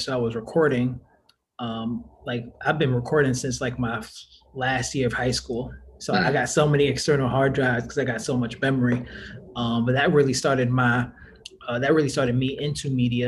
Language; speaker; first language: English; native; English